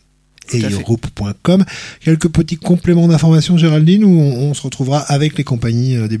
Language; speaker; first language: French; native; French